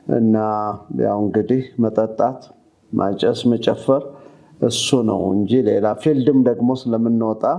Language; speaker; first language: Amharic; native; Amharic